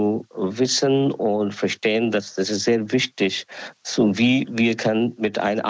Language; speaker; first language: German; non-native, learner; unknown